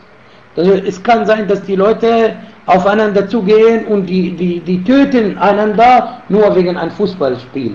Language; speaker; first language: German; non-native, fluent; Arabic